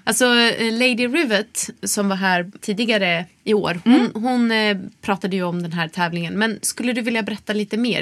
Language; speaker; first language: Swedish; native; Swedish